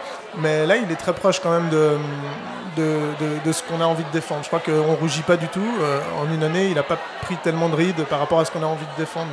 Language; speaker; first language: French; native; French